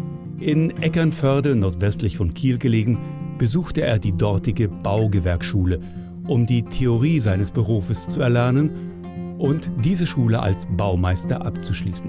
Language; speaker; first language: German; native; German